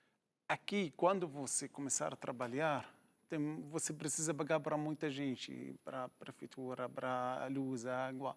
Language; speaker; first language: Portuguese; non-native, learner; Arabic